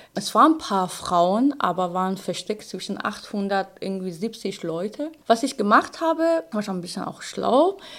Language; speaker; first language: German; non-native, fluent; Persian